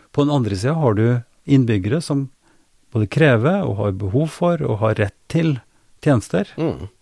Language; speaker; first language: Norwegian; native; Norwegian